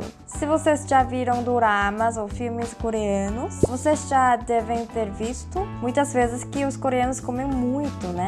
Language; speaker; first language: Portuguese; non-native, fluent; Korean